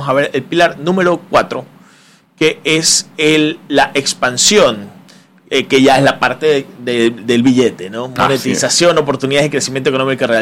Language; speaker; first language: Spanish; native; Spanish